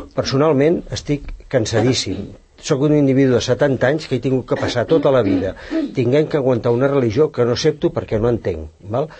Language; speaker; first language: Catalan; native; Catalan